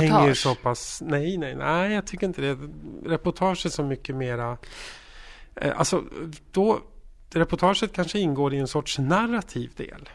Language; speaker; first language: Swedish; native; Swedish